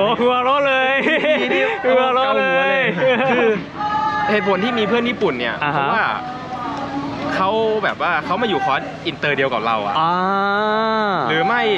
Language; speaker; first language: Thai; native; Thai